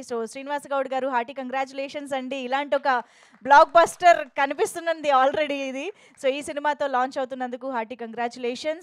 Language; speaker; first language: Telugu; native; Telugu